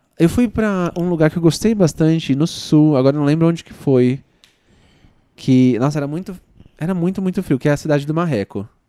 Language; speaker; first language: Portuguese; native; Portuguese